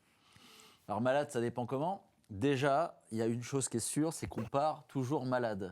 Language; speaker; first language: French; native; French